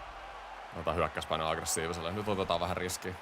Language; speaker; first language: Finnish; native; Finnish